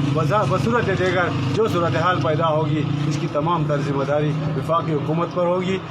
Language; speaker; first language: Urdu; non-native, local second language; Khowar